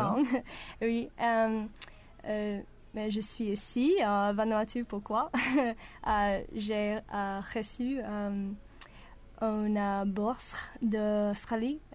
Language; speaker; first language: French; non-native, learner; English